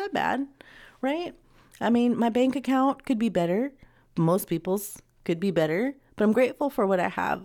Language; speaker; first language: English; native; English